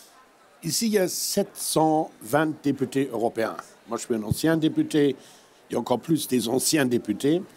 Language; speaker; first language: French; non-native, fluent; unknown